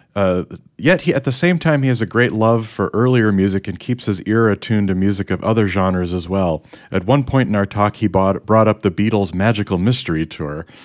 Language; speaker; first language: English; native; English